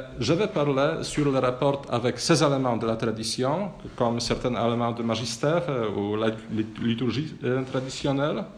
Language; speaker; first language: French; non-native, fluent; Polish